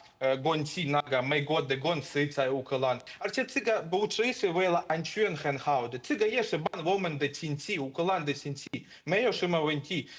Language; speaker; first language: Chinese; non-native, fluent; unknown